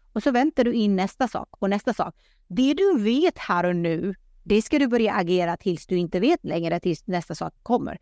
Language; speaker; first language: Swedish; early bilingual, other home language; Pashto